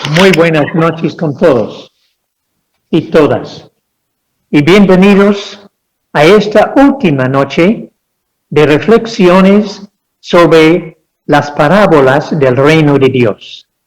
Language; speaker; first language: Spanish; non-native, fluent; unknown